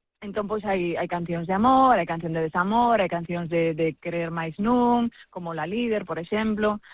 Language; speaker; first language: Galician; non-native, local second language; Spanish